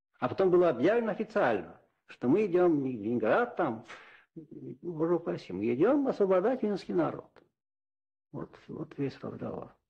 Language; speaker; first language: Russian; non-native, local second language; Finnish